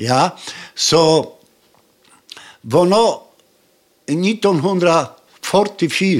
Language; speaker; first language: Swedish; non-native, learner; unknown